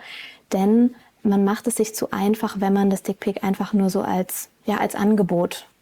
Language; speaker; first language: German; native; German